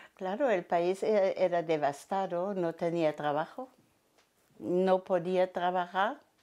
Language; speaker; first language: Spanish; non-native, fluent; German